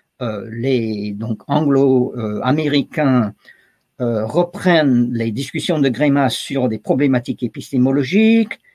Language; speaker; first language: French; non-native, fluent; English